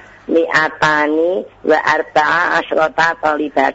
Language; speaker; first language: Arabic; non-native, learner; Indonesian